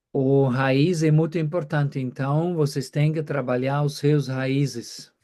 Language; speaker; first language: Portuguese; non-native, fluent; German